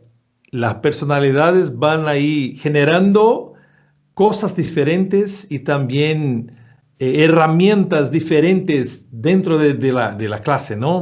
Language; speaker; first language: Spanish; non-native, fluent; Portuguese